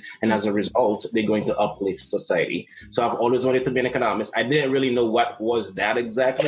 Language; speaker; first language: English; non-native, fluent; Haitian Creole